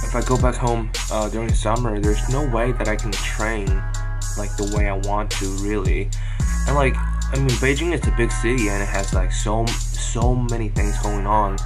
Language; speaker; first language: English; non-native, fluent; Chinese